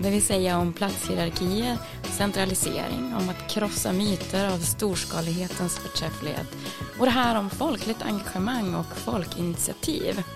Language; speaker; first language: Swedish; native; Swedish